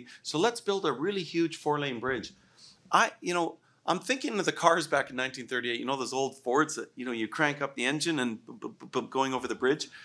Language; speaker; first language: English; native; English